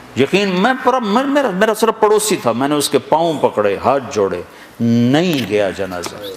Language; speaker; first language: Urdu; non-native, local second language; Punjabi